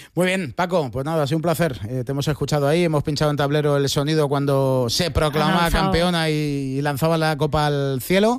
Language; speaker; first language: Spanish; native; Spanish